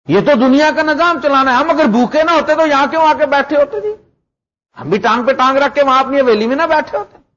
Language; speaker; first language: Urdu; non-native, local second language; Punjabi